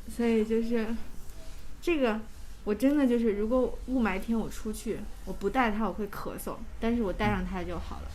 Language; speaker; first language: Chinese; native; Chinese